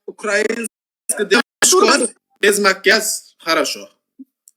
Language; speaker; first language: Russian; non-native, learner; Turkmen